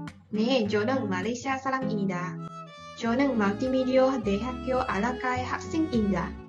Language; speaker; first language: Korean; non-native, learner; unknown